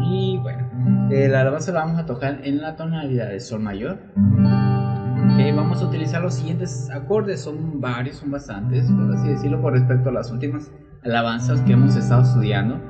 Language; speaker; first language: Spanish; native; Spanish